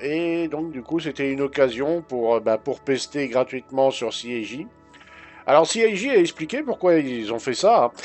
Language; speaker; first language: French; native; French